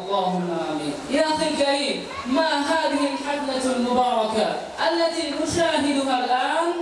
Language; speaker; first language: Arabic; non-native, learner; Bangla